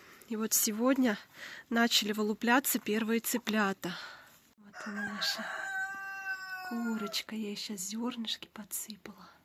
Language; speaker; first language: Russian; native; Russian